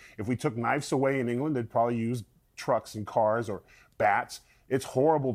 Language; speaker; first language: English; native; English